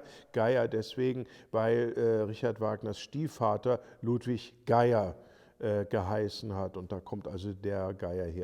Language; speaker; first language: German; native; German